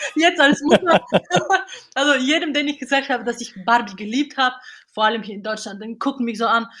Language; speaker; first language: German; non-native, fluent; Bulgarian